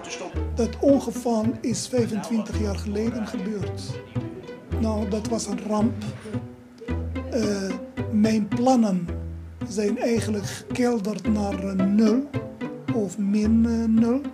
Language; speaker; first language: Dutch; non-native, fluent; Arabic